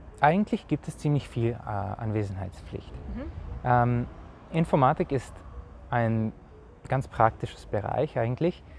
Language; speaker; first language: German; non-native, fluent; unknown